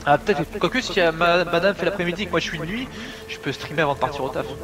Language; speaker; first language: French; native; French